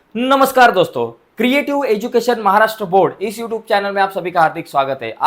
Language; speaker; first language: Hindi; non-native, local second language; Marathi